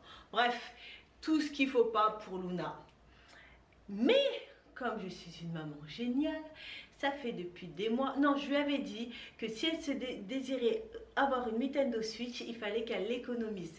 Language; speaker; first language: French; native; French